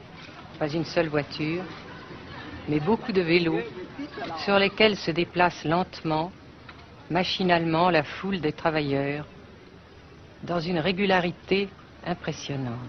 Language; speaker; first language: French; native; French